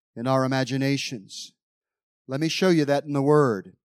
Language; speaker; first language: English; native; English